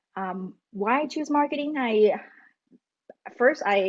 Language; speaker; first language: English; non-native, fluent; Vietnamese